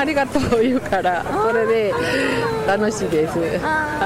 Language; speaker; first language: Japanese; non-native, learner; Spanish